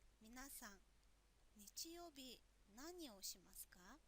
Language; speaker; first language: Japanese; non-native, fluent; Mongolian